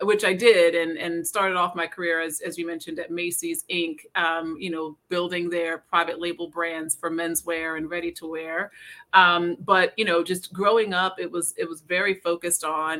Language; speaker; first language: English; native; English